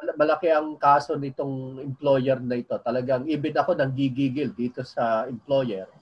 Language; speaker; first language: Filipino; native; Filipino